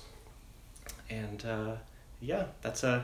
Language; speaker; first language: English; native; English